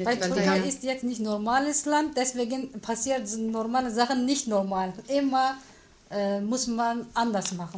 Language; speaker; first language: German; non-native, learner; Kurdish